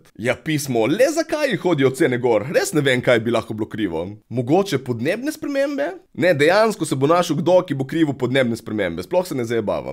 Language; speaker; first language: Slovenian; native; Slovenian